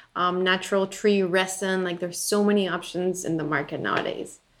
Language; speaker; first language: English; non-native, fluent; Spanish